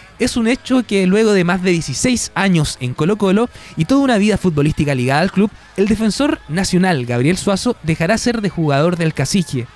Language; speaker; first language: Spanish; native; Spanish